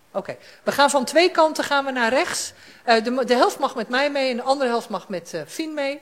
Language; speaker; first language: Dutch; native; Dutch